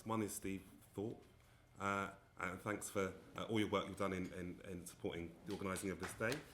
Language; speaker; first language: English; native; English